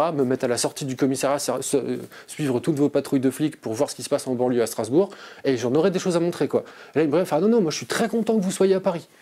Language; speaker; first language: French; native; French